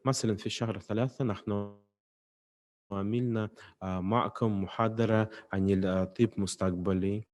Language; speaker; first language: Arabic; non-native, fluent; Russian